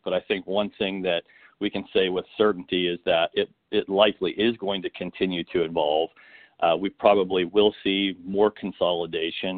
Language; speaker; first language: English; native; English